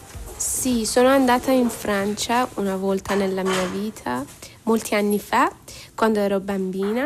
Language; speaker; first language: Italian; non-native, learner; Persian